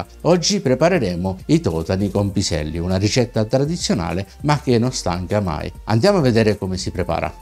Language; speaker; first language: Italian; native; Italian